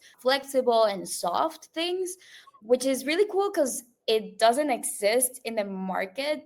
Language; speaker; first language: English; non-native, local second language; Spanish